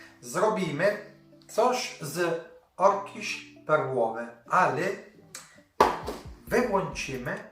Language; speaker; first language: Polish; non-native, learner; Italian